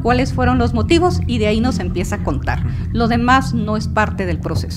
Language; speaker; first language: Spanish; native; Spanish